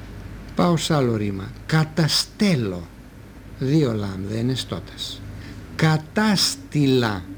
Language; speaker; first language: Greek; native; Greek